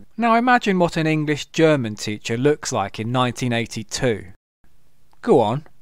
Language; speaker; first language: English; native; English